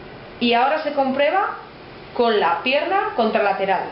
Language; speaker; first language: Spanish; native; Spanish